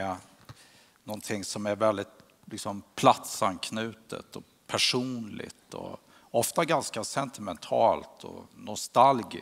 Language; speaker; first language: Swedish; native; Swedish